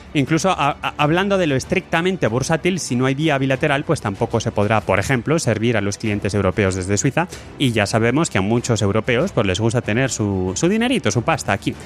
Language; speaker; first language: Spanish; native; Spanish